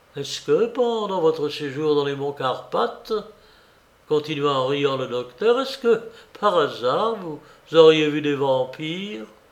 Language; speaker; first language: French; native; French